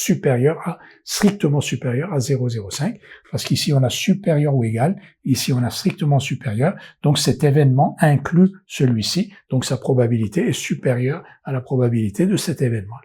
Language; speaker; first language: French; native; French